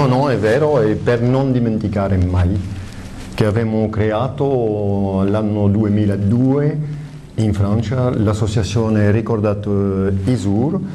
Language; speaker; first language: Italian; early bilingual, heritage; French